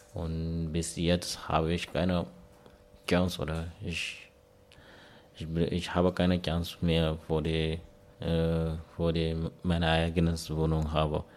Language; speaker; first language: German; non-native, learner; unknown